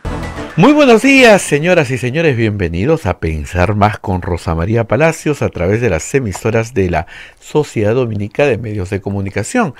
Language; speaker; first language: Spanish; native; Spanish